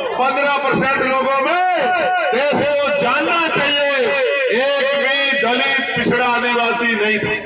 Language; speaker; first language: Hindi; native; Hindi